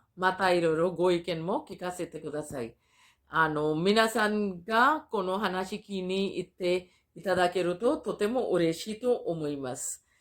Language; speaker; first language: Japanese; non-native, fluent; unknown